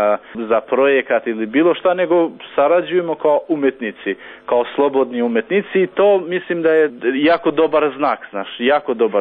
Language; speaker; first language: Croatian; non-native, local second language; Albanian